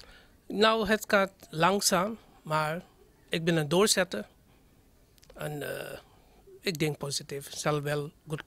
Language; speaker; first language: Dutch; non-native, fluent; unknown